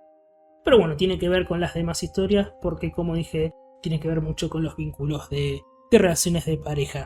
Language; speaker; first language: Spanish; native; Spanish